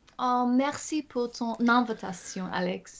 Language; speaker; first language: French; non-native, fluent; English